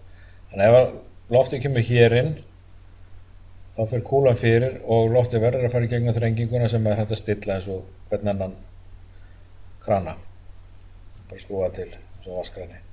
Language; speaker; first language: Icelandic; native; Icelandic